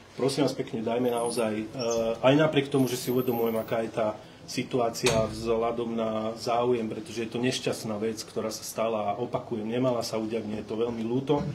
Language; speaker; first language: Slovak; native; Slovak